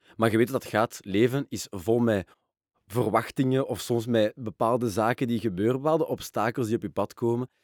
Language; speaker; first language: Dutch; non-native, local second language; French